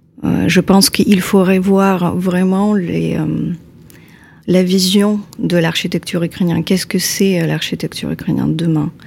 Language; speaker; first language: French; non-native, fluent; Ukrainian